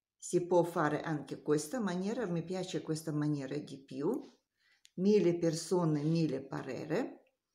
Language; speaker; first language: Italian; non-native, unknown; Russian